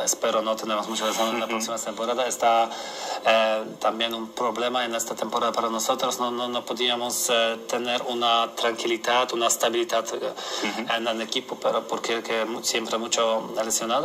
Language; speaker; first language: Spanish; non-native, learner; Polish